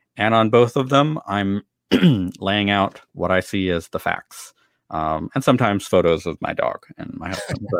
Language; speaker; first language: English; native; English